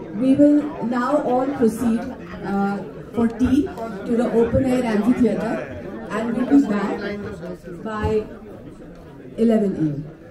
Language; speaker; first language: English; non-native, local second language; Marathi